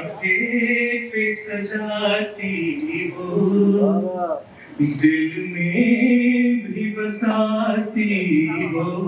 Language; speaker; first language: Hindi; native; Hindi